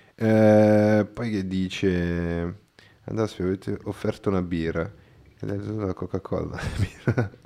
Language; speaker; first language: Italian; non-native, fluent; Portuguese